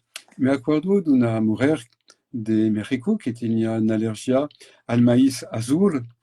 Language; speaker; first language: Spanish; non-native, fluent; French